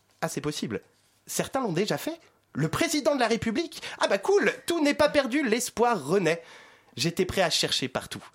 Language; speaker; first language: French; native; French